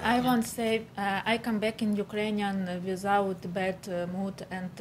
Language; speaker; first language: English; non-native, learner; Ukrainian